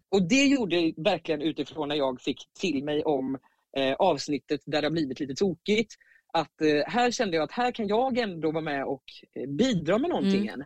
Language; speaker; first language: Swedish; native; Swedish